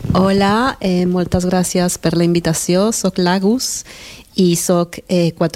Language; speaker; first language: Catalan; non-native, fluent; Spanish